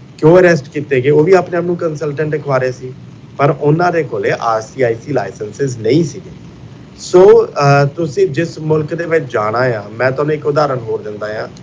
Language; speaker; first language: Punjabi; early bilingual, heritage; Punjabi